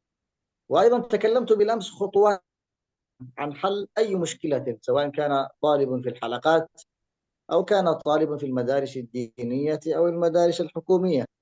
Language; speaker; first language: Arabic; native; Arabic